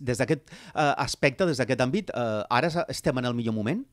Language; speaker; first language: Catalan; native; Catalan